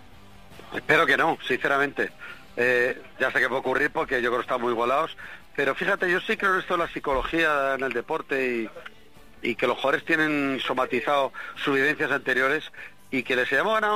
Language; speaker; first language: Spanish; native; Spanish